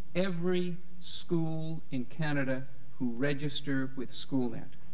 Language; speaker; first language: English; native; English